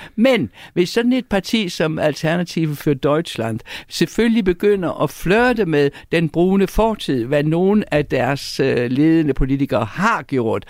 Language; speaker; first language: Danish; native; Danish